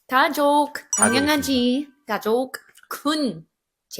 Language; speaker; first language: Korean; non-native, learner; English